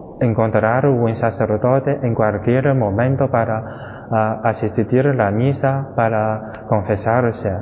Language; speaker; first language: Spanish; non-native, fluent; Chinese